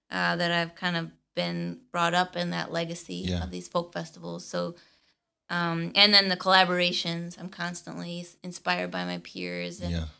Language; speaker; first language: English; native; English